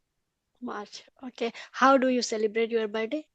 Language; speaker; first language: English; non-native, learner; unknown